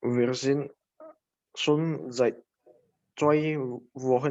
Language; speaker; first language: German; non-native, learner; Indonesian